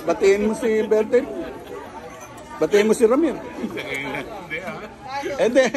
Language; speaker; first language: Filipino; native; Filipino